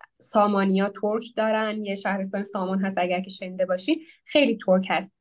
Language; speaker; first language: Persian; non-native, local second language; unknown